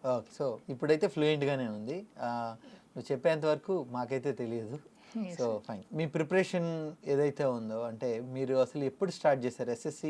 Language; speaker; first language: Telugu; native; Telugu